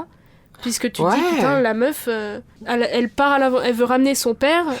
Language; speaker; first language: French; native; French